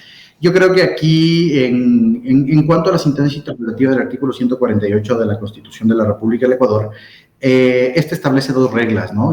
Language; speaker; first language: Spanish; native; Spanish